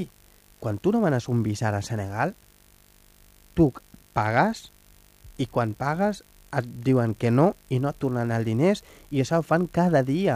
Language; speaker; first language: Catalan; non-native, fluent; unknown